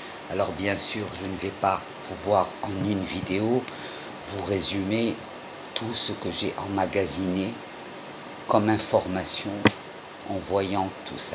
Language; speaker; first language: French; non-native, local second language; Arabic